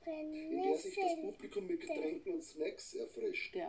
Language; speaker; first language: German; native; German